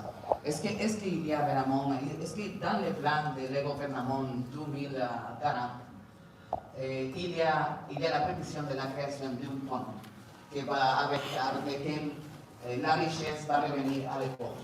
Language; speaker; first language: French; non-native, learner; Spanish